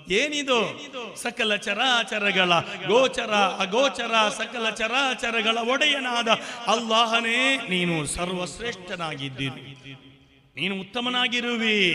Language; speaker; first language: Kannada; non-native, local second language; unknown